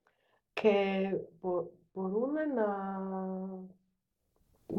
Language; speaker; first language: Greek; non-native, learner; German